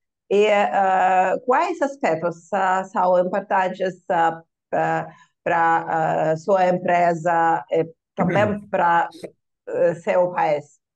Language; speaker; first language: Portuguese; non-native, learner; Russian